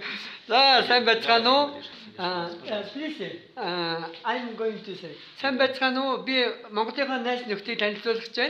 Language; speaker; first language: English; non-native, learner; Mongolian